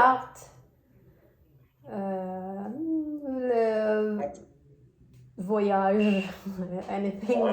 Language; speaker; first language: English; non-native, learner; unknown